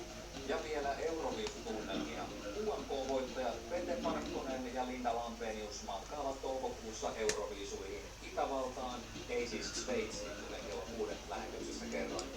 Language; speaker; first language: Finnish; native; Finnish